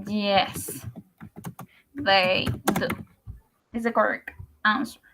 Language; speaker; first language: English; non-native, learner; Spanish